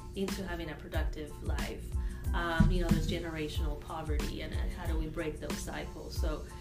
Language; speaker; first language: English; non-native, fluent; Spanish